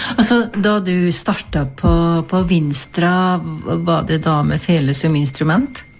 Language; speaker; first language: Norwegian; native; Norwegian